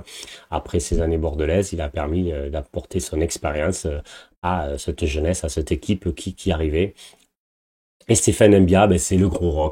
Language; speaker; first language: French; native; French